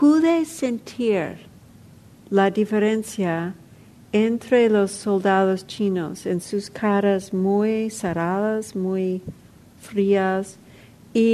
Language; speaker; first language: Spanish; non-native, fluent; English